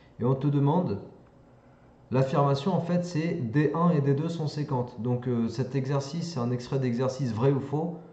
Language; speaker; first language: French; native; French